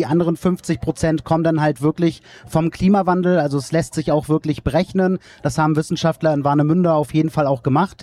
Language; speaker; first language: German; native; German